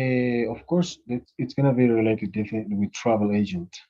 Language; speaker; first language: English; non-native, fluent; Spanish